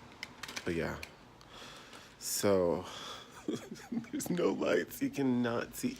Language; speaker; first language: English; native; English